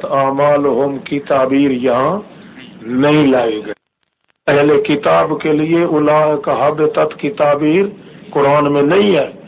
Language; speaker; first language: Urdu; non-native, local second language; Saraiki